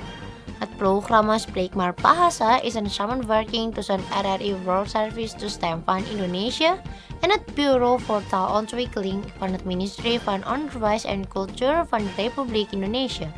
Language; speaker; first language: Dutch; non-native, fluent; Indonesian